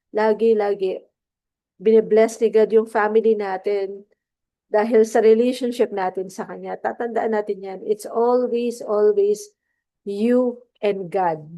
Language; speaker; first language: Filipino; non-native, local second language; Cebuano